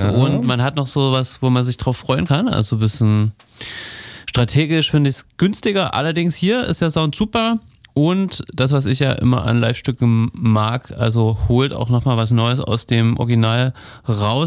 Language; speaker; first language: German; native; German